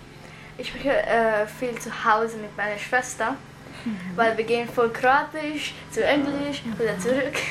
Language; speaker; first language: German; early bilingual, other home language; Croatian